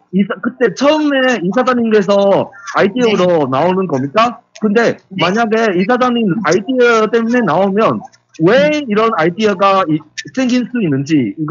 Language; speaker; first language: Korean; non-native, fluent; Chinese